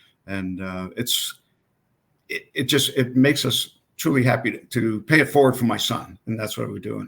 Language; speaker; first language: English; native; English